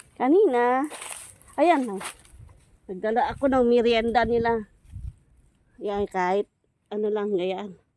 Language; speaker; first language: Filipino; non-native, local second language; Cebuano